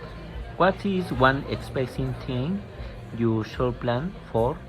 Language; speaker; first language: English; non-native, learner; Spanish